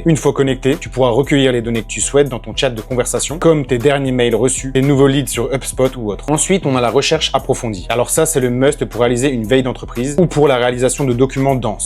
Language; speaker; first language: French; native; French